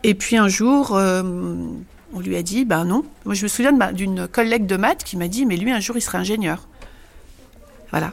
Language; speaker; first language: French; native; French